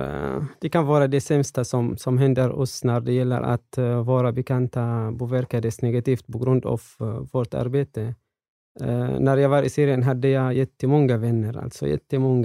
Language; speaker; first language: Swedish; non-native, fluent; Arabic